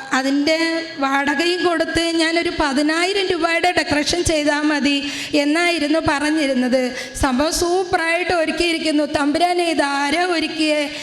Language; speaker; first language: Malayalam; native; Malayalam